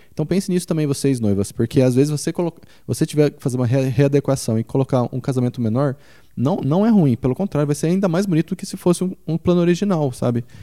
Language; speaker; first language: Portuguese; native; Portuguese